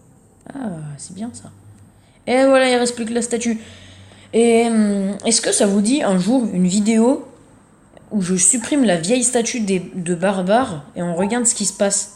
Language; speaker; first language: French; native; French